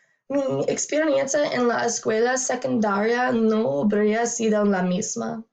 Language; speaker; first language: Spanish; non-native, learner; English